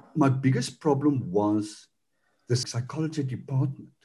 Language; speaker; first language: English; non-native, local second language; Afrikaans